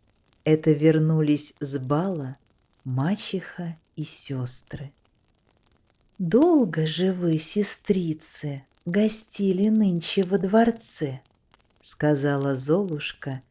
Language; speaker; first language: Russian; native; Russian